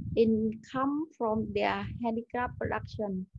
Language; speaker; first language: English; non-native, learner; Khmer